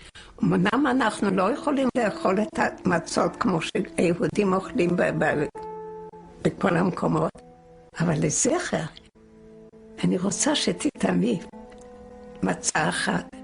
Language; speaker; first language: Hebrew; non-native, fluent; Yiddish